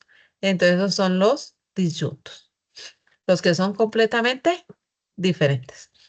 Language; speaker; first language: Spanish; native; Spanish